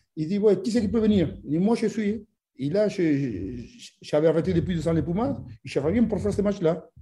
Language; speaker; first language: French; non-native, fluent; Spanish